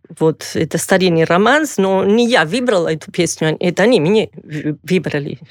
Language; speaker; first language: Russian; non-native, fluent; Catalan